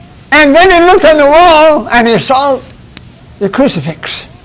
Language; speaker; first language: English; early bilingual, other home language; Chinese